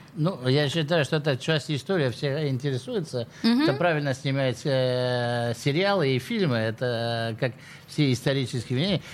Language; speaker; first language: Russian; early bilingual, heritage; Russian